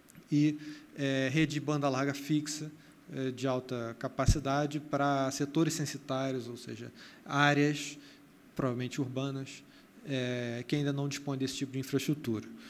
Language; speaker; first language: Portuguese; native; Portuguese